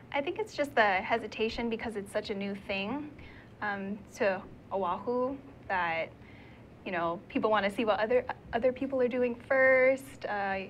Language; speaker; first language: English; native; English